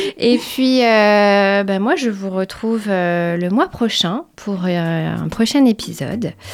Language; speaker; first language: French; native; French